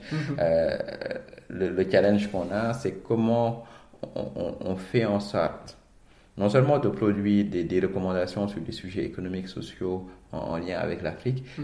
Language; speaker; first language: French; non-native, local second language; Wolof